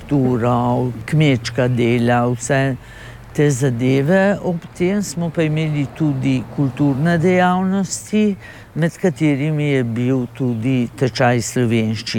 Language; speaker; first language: Slovenian; native; Slovenian